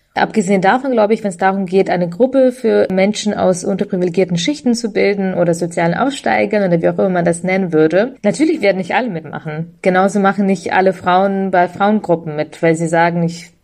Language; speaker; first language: German; early bilingual, other home language; Russian